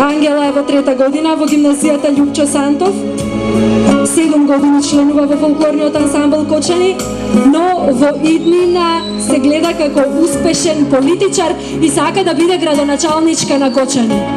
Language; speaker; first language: Macedonian; native; Macedonian